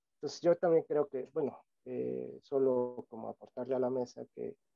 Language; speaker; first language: Spanish; native; Spanish